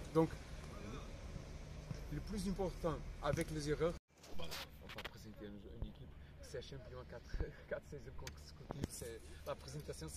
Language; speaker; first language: French; non-native, fluent; Portuguese